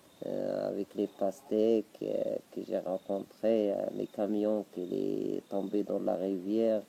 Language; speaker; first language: French; non-native, local second language; Arabic